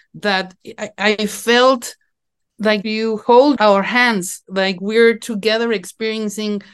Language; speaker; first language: English; non-native, fluent; Spanish